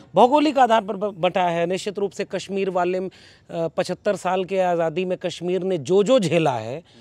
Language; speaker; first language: Hindi; native; Hindi